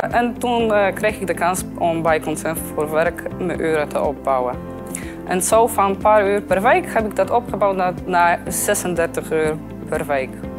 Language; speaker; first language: Dutch; non-native, fluent; Polish